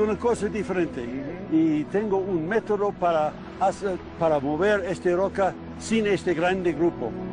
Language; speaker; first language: Spanish; non-native, learner; English